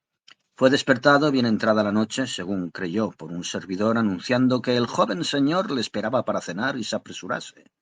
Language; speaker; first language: Spanish; native; Spanish